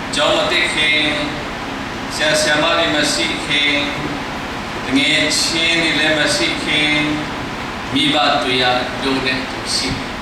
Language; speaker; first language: Burmese; non-native, local second language; Tedim Chin